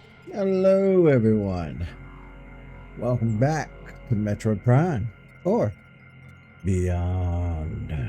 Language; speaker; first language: English; native; English